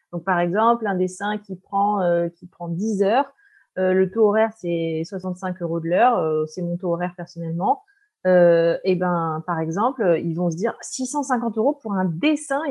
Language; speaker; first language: French; native; French